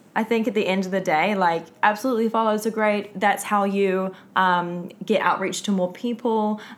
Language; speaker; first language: English; native; English